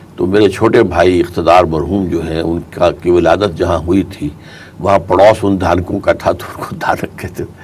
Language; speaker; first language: Urdu; native; Urdu